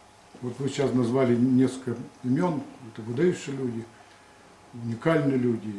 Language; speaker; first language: Russian; non-native, local second language; Yakut